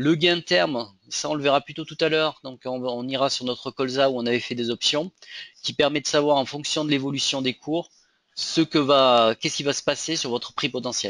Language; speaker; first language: French; native; French